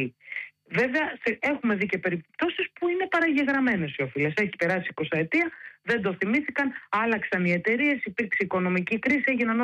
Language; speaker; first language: Greek; native; Greek